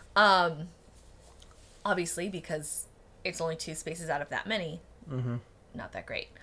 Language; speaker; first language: English; native; English